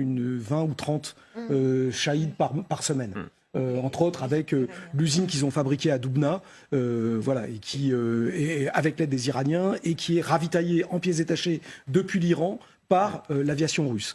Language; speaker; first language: French; native; French